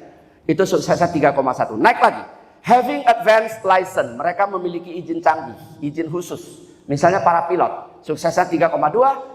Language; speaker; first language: Indonesian; native; Indonesian